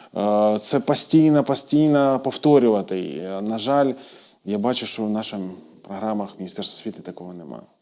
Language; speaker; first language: Ukrainian; non-native, local second language; Russian